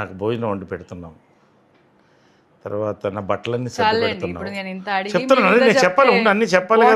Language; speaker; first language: Telugu; native; Telugu